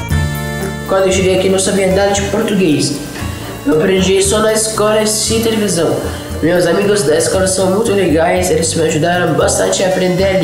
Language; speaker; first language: Portuguese; early bilingual, other home language; Arabic